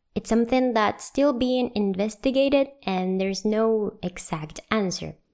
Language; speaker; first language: English; non-native, fluent; Spanish